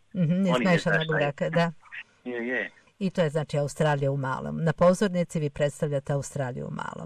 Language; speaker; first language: Serbian; native; Serbian